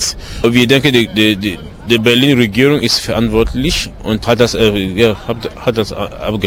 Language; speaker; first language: German; non-native, learner; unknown